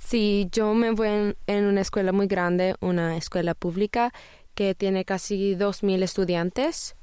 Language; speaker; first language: Spanish; early bilingual, heritage; Spanish